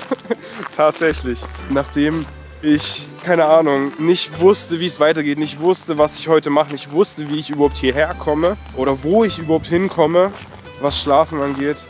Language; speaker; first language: German; native; German